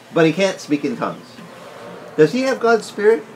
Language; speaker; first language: English; early bilingual, other home language; Italian